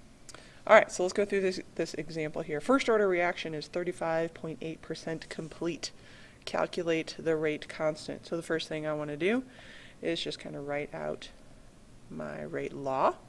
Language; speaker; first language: English; native; English